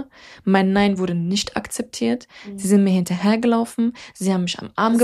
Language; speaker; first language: German; early bilingual, other home language; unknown